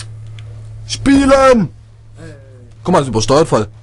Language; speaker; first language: German; native; German